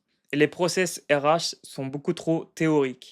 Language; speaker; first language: French; native; French